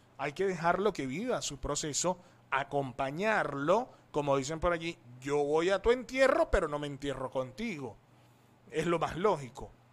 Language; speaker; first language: Spanish; native; Spanish